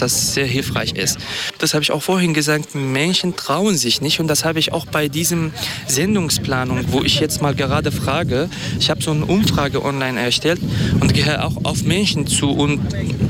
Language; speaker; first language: German; non-native, fluent; Kurdish